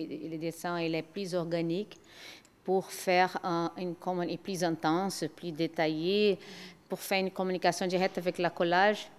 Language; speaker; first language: French; non-native, learner; Portuguese